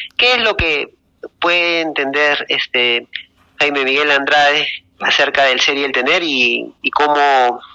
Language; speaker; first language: Spanish; native; Spanish